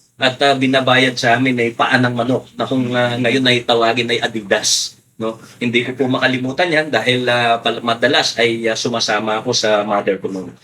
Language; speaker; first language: Filipino; non-native, local second language; Pampanga